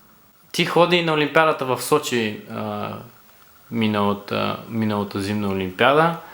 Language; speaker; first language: Bulgarian; native; Bulgarian